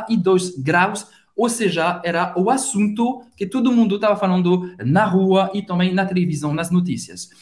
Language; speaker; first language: Portuguese; non-native, fluent; French